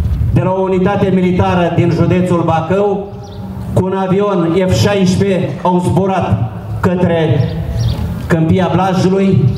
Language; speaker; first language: Romanian; native; Romanian